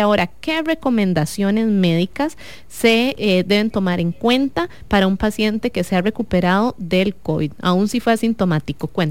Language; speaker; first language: Spanish; native; Spanish